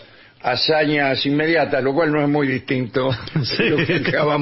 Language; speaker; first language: Spanish; native; Spanish